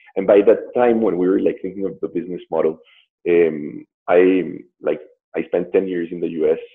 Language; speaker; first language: English; non-native, fluent; Spanish